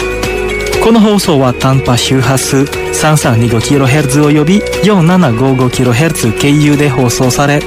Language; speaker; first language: Japanese; non-native, fluent; Indonesian